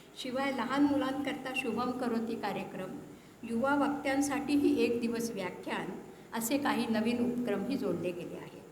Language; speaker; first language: Marathi; early bilingual, heritage; Marathi